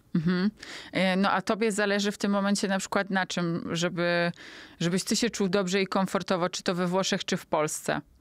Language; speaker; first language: Polish; native; Polish